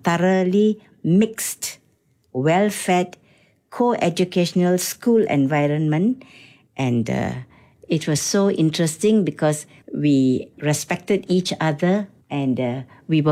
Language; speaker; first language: English; non-native, local second language; Tamil